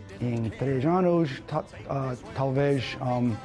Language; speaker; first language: Portuguese; non-native, learner; English